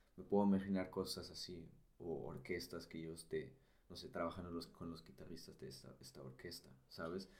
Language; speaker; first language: Spanish; non-native, fluent; German